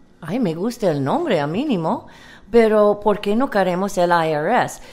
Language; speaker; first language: Spanish; non-native, learner; English